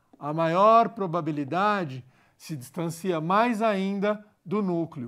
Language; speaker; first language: Portuguese; native; Portuguese